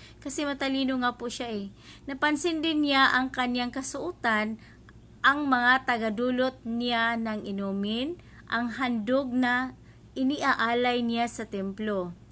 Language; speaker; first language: Filipino; non-native, local second language; Cebuano